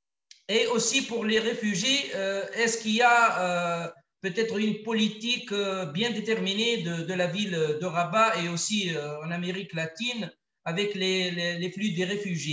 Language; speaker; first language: French; non-native, local second language; Arabic